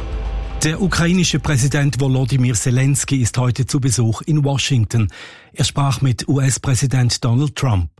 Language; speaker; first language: German; native; German